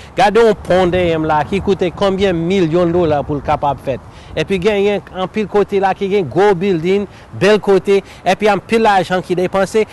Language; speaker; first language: Haitian Creole; native; Haitian Creole